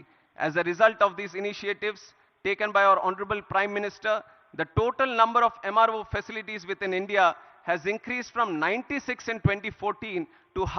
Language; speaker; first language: English; non-native, local second language; Telugu